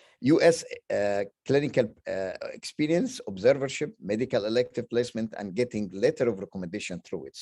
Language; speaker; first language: English; non-native, fluent; Arabic